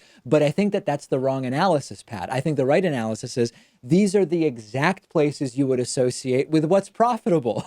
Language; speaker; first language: English; native; English